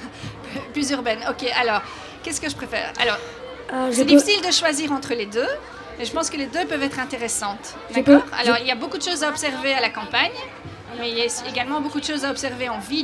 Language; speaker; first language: French; native; French